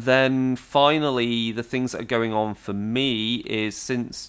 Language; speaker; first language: English; native; English